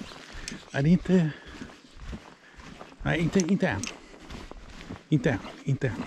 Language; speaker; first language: Swedish; native; Swedish